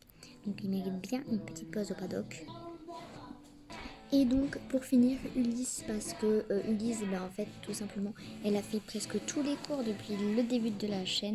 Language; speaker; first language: French; native; French